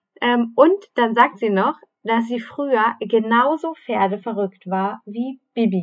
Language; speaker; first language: German; native; German